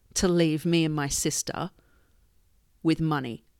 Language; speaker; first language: English; native; English